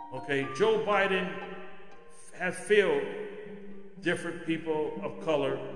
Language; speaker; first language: English; native; English